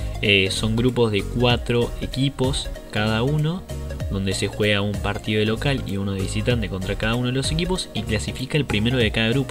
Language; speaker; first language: Spanish; native; Spanish